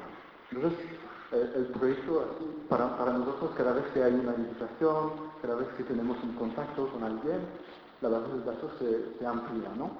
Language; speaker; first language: Spanish; non-native, fluent; French